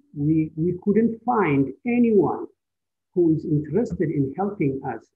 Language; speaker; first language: English; non-native, fluent; Amharic